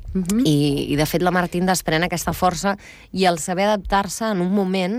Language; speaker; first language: Catalan; native; Catalan